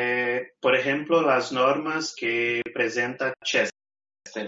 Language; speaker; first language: Spanish; non-native, fluent; Portuguese